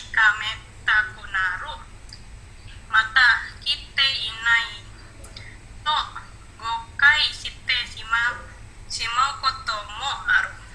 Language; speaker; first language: Japanese; non-native, learner; Indonesian